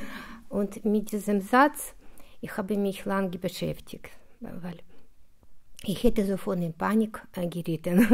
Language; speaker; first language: German; non-native, fluent; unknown